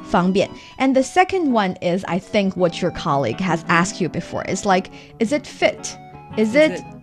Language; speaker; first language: English; non-native, fluent; Chinese